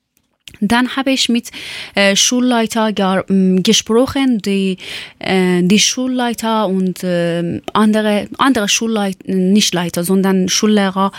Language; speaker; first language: German; non-native, learner; Persian